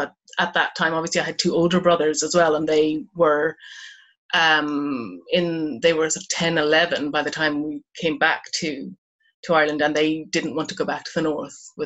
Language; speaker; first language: English; native; English